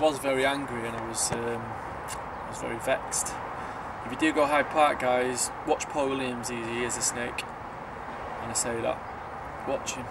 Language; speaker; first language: English; native; English